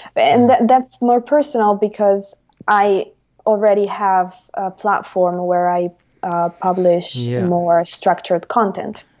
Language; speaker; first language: English; non-native, fluent; Italian